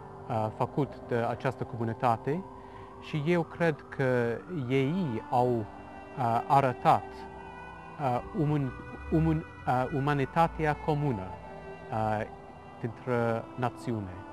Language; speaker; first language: Romanian; non-native, fluent; English